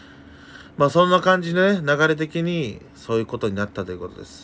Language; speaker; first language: Japanese; native; Japanese